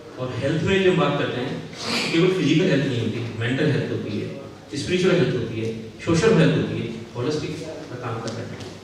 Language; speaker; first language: Hindi; native; Hindi